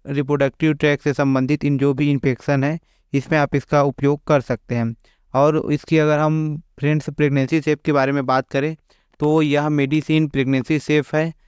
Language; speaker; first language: Hindi; native; Hindi